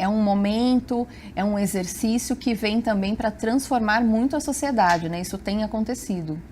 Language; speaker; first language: Portuguese; native; Portuguese